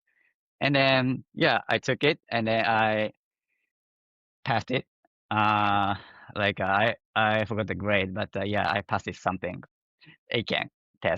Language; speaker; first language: English; non-native, fluent; Japanese